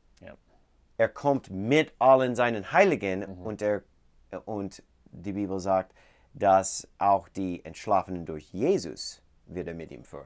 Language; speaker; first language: German; non-native, learner; English